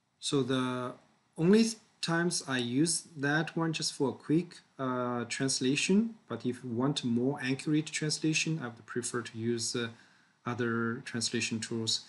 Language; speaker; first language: English; non-native, fluent; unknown